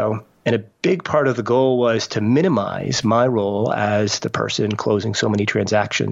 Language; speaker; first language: English; native; English